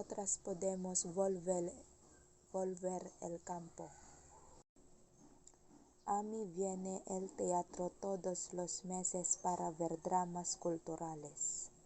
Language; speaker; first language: Spanish; non-native, learner; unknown